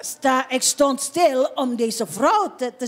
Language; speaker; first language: Dutch; non-native, fluent; Indonesian